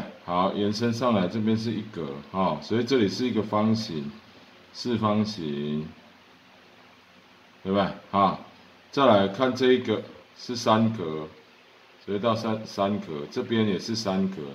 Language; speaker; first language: Chinese; native; Chinese